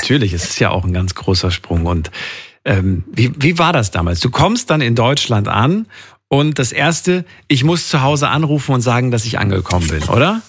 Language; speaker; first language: German; native; German